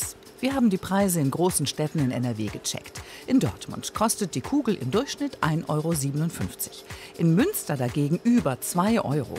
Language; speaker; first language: German; native; German